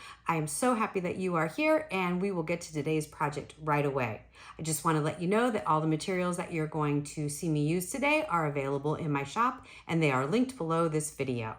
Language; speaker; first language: English; native; English